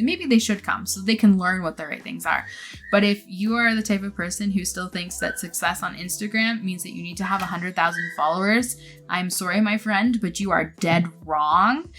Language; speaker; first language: English; native; English